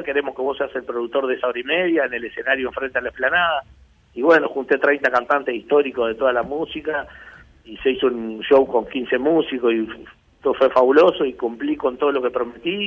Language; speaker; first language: Spanish; native; Spanish